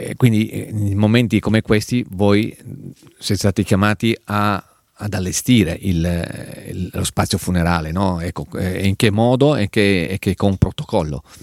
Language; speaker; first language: Italian; native; Italian